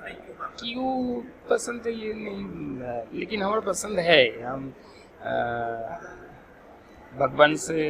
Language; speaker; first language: Hindi; non-native, local second language; Bangla